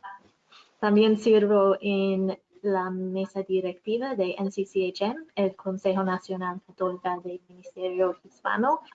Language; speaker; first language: Spanish; non-native, fluent; English